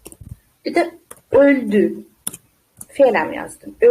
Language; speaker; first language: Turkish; non-native, fluent; Uzbek